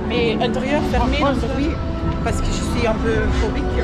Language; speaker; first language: French; non-native, learner; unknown